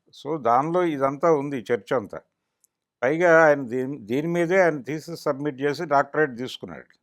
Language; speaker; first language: Telugu; native; Telugu